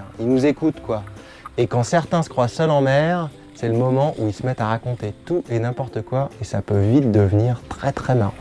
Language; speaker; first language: French; native; French